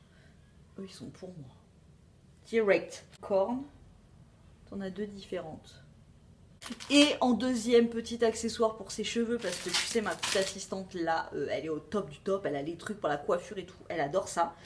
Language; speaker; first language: French; native; French